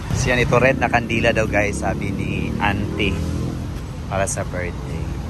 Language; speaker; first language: Filipino; non-native, local second language; Cebuano